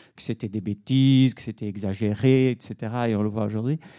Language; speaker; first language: French; non-native, fluent; Portuguese